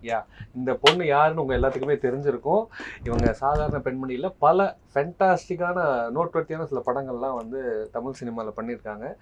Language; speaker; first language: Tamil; native; Tamil